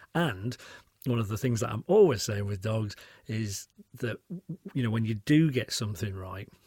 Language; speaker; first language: English; native; English